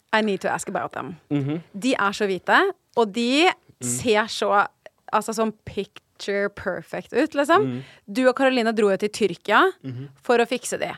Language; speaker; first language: Norwegian; native; Norwegian